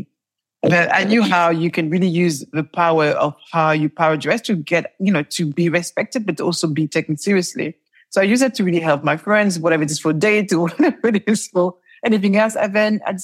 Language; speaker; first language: English; non-native, fluent; French